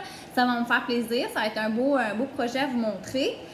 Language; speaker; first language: French; native; French